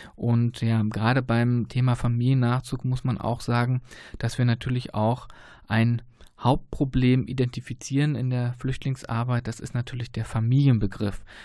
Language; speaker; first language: German; native; German